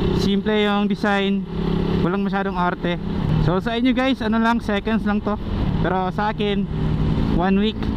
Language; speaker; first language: Filipino; non-native, local second language; Cebuano